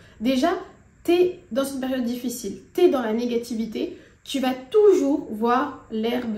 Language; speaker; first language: French; native; French